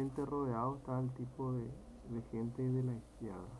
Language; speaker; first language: Spanish; native; Spanish